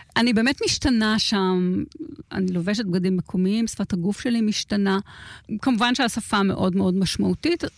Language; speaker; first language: Hebrew; native; Hebrew